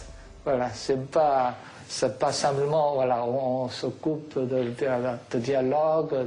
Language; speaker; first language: French; non-native, fluent; Chinese